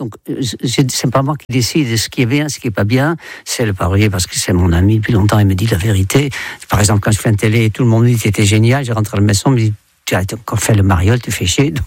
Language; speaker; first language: French; non-native, fluent; Dutch